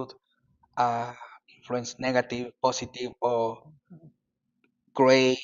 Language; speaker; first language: English; non-native, learner; Spanish